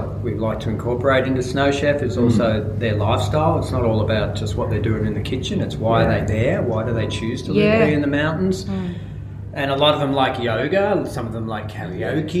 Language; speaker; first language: English; native; English